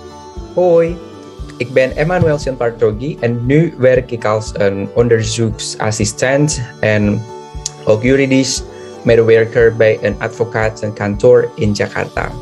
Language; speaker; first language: Dutch; non-native, fluent; Indonesian